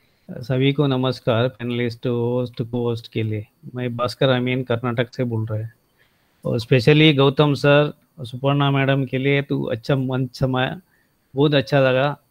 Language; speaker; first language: Hindi; non-native, local second language; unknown